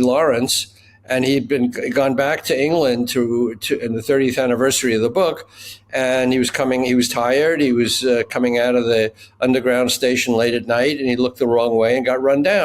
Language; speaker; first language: English; native; English